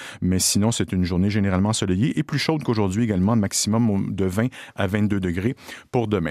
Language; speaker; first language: French; native; French